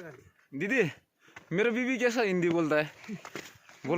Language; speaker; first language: Hindi; non-native, learner; Nepali